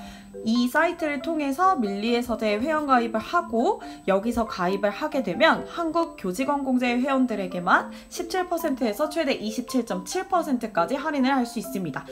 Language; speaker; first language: Korean; native; Korean